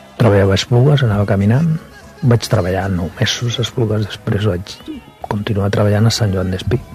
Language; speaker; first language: Catalan; non-native, local second language; Spanish